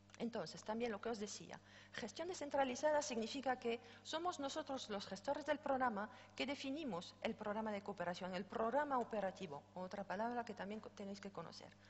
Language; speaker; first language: Spanish; non-native, fluent; French